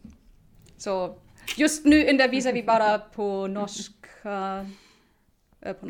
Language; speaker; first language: Swedish; non-native, fluent; German